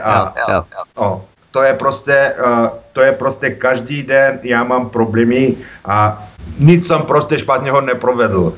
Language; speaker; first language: Czech; non-native, learner; Bulgarian